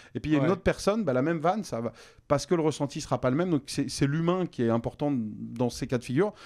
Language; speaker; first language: French; native; French